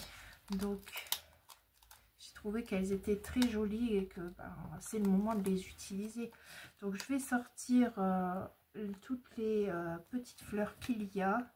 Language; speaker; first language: French; native; French